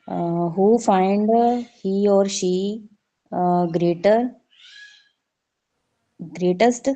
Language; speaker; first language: English; non-native, local second language; Hindi